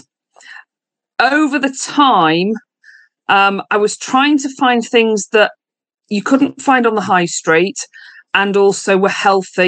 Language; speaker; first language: English; native; English